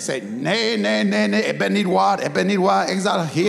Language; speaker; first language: Dutch; non-native, learner; English